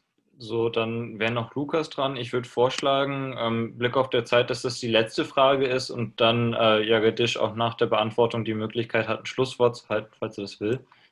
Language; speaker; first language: German; native; German